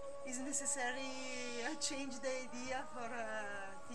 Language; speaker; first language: English; non-native, learner; Italian